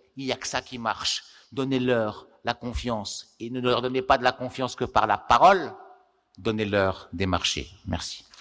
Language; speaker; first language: French; non-native, local second language; Arabic